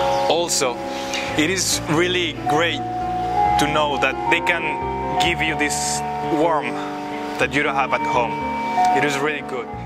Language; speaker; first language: English; non-native, fluent; Spanish